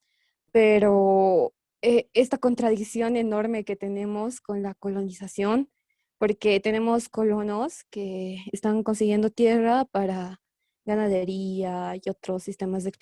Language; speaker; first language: Spanish; native; Spanish